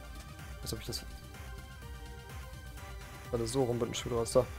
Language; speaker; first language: German; native; German